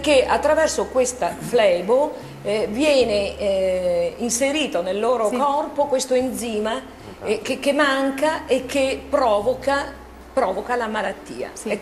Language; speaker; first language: Italian; native; Italian